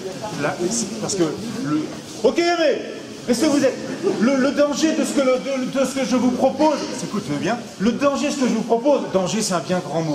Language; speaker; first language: French; native; French